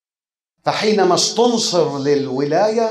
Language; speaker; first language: Arabic; native; Arabic